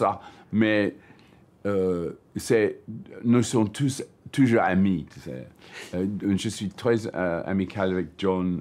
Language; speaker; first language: French; non-native, learner; English